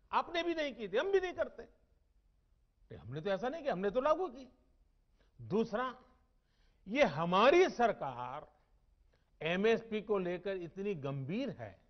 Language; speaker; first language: Hindi; non-native, local second language; Gujarati